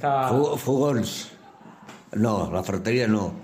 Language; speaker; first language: Catalan; non-native, local second language; Spanish